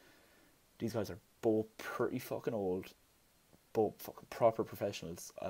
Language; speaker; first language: English; native; English